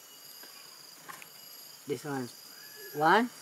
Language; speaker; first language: English; non-native, learner; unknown